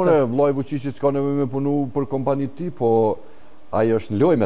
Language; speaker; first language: Albanian; native; Albanian